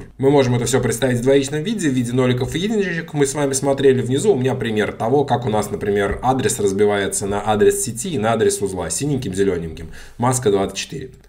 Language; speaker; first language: Russian; native; Russian